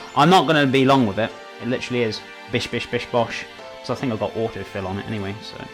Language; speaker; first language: English; native; English